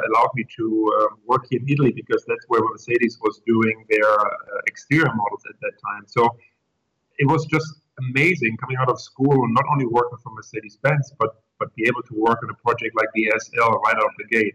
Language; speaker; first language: English; non-native, fluent; German